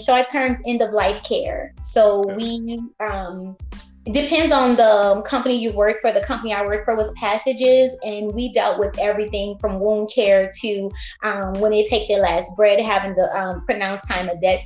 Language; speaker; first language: English; native; English